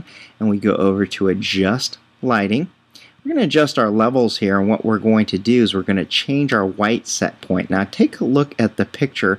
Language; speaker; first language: English; native; English